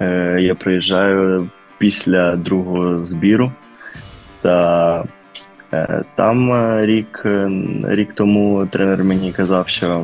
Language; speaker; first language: Ukrainian; early bilingual, heritage; Ukrainian